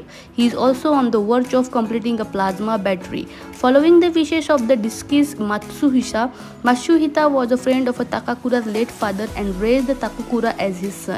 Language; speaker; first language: English; non-native, fluent; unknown